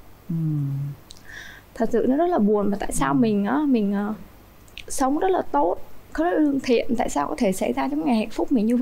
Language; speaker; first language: Vietnamese; native; Vietnamese